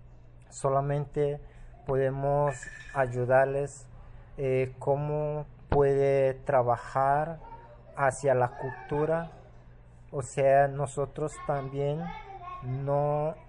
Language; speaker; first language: Spanish; non-native, local second language; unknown